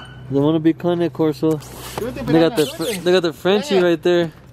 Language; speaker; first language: English; early bilingual, other home language; Spanish